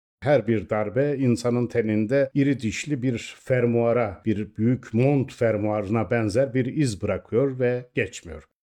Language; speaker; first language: Turkish; native; Turkish